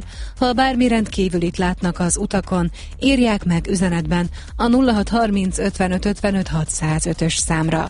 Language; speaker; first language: Hungarian; native; Hungarian